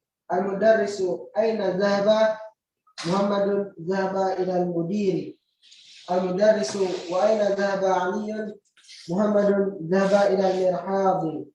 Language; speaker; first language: Arabic; non-native, learner; Indonesian